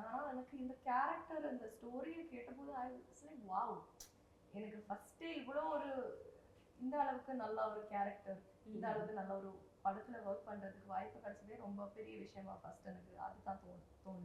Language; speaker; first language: Tamil; non-native, fluent; Malayalam